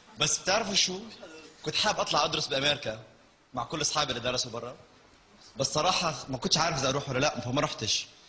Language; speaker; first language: Arabic; non-native, local second language; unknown